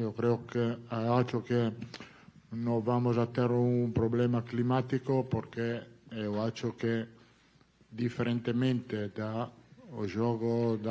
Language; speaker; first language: Portuguese; non-native, learner; Italian